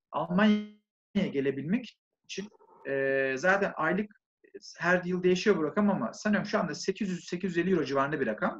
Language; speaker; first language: Turkish; native; Turkish